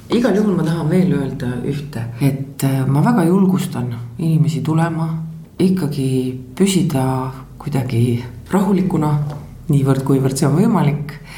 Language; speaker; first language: Estonian; native; Estonian